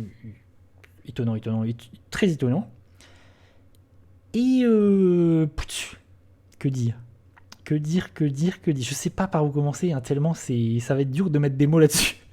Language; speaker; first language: French; native; French